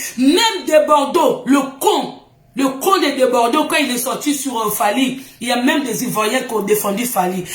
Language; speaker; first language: French; non-native, local second language; Lingala